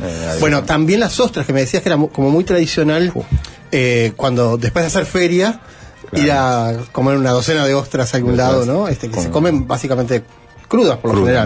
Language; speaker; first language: Spanish; native; Spanish